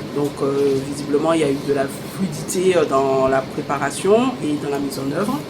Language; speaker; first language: French; native; French